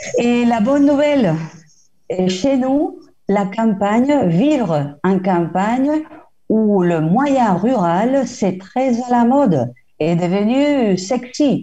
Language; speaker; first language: French; non-native, fluent; Spanish